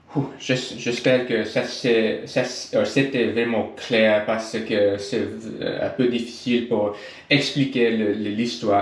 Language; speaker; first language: French; non-native, learner; English